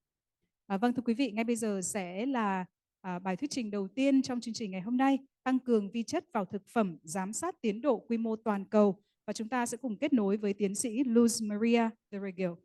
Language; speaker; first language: Vietnamese; native; Vietnamese